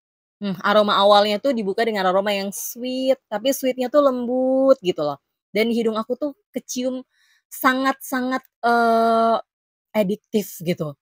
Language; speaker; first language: Indonesian; native; Indonesian